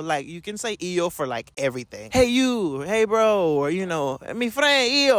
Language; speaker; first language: English; native; English